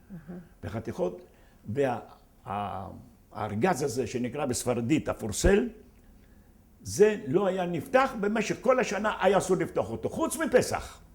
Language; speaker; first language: Hebrew; non-native, fluent; Ladino